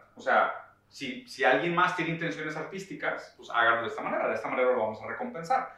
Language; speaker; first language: Spanish; early bilingual, other home language; Portuguese